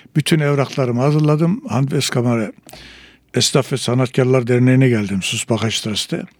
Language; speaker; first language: Turkish; native; Turkish